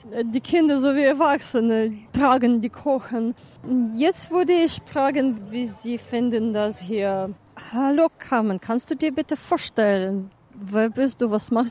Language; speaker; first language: German; non-native, fluent; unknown